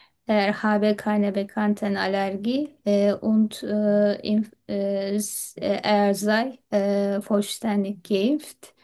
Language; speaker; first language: German; non-native, fluent; Turkish